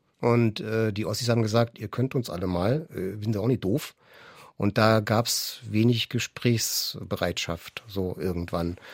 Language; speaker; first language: German; native; German